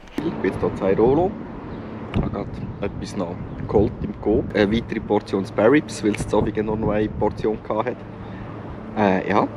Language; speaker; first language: German; native; German